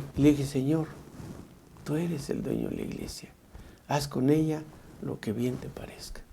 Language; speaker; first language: Spanish; native; Spanish